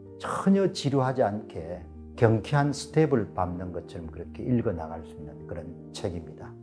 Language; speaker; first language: Korean; native; Korean